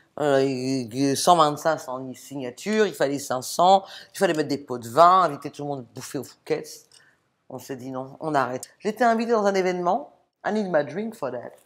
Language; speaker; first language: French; native; French